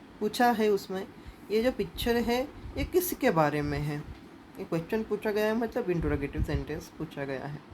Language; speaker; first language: Hindi; non-native, local second language; Marathi